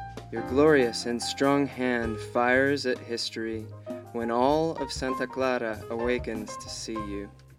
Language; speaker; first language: English; native; English